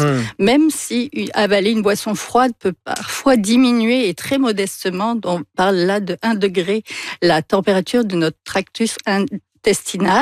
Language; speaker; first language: French; native; French